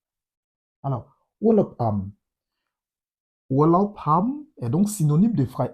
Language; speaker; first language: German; non-native, fluent; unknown